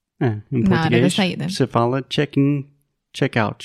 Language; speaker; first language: Portuguese; non-native, fluent; English